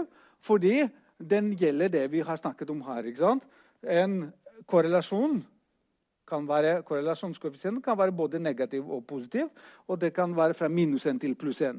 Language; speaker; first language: Norwegian; non-native, fluent; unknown